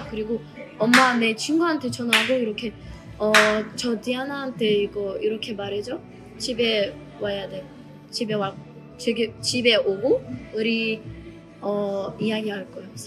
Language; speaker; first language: Korean; early bilingual, other home language; Russian